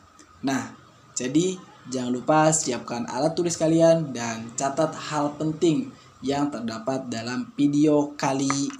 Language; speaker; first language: Indonesian; native; Indonesian